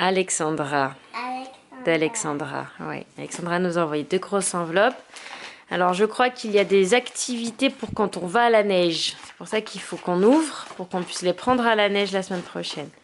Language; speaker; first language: French; native; French